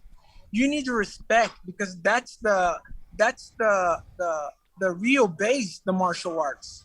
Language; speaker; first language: English; non-native, learner; Portuguese